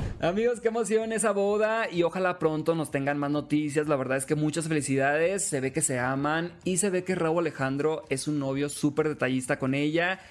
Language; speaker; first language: Spanish; native; Spanish